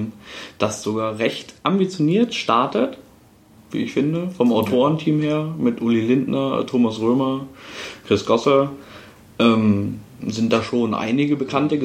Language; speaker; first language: German; native; German